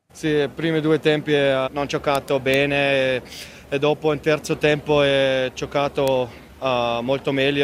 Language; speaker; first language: Italian; non-native, learner; German